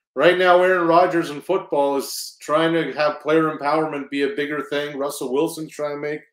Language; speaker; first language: English; native; English